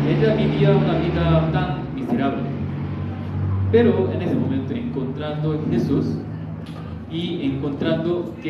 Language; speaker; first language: Spanish; non-native, learner; Korean